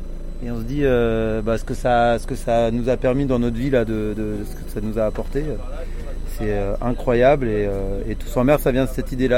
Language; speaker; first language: French; native; French